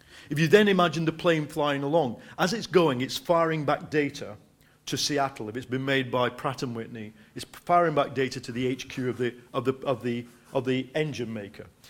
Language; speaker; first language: English; native; English